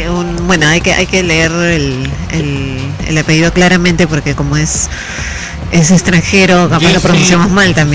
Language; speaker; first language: Spanish; native; Spanish